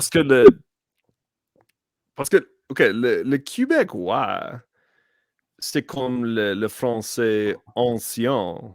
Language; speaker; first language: French; non-native, learner; English